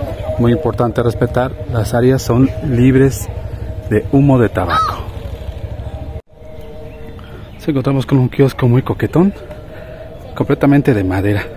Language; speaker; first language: Spanish; native; Spanish